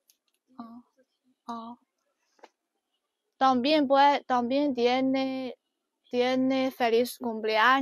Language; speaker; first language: Spanish; non-native, learner; Chinese